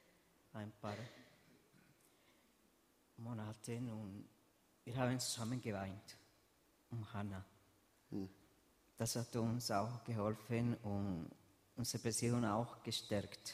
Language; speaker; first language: German; non-native, fluent; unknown